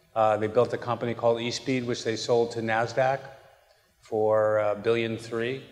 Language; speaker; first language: English; native; English